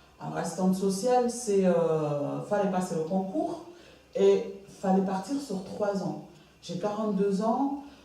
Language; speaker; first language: French; early bilingual, other home language; Arabic